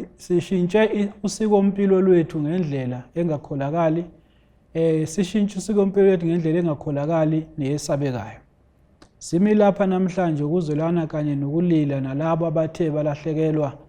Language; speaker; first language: Zulu; native; Zulu